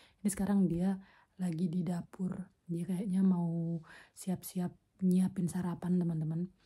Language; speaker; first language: Indonesian; native; Indonesian